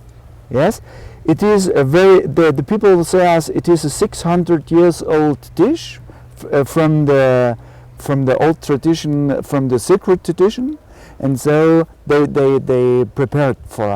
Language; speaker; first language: English; non-native, learner; German